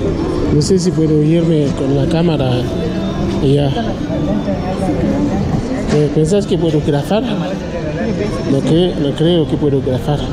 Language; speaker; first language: Spanish; non-native, learner; Haitian Creole